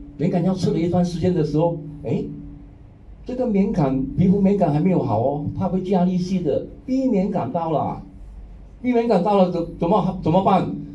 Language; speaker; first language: Chinese; non-native, local second language; Hakka Chinese